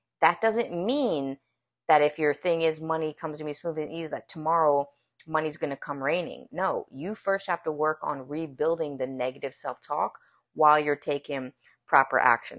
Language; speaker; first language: English; native; English